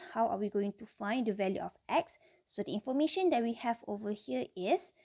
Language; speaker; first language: English; non-native, local second language; Malay